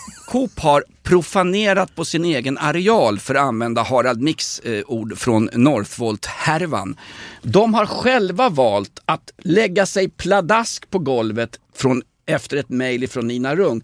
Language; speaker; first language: Swedish; native; Swedish